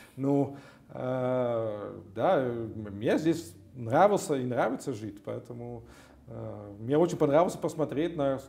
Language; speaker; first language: Russian; non-native, fluent; Dutch